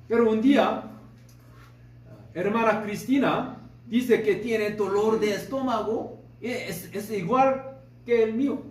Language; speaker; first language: Spanish; non-native, fluent; Korean